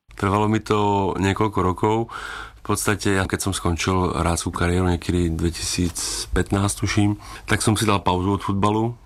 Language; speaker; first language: Slovak; native; Slovak